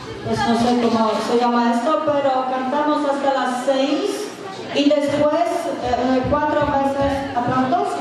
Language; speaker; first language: Spanish; non-native, learner; Polish